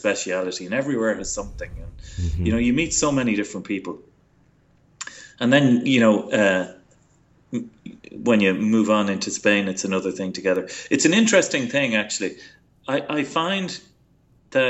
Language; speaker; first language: English; native; English